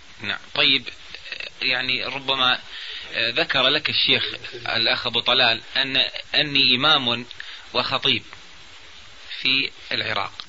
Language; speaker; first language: Arabic; native; Arabic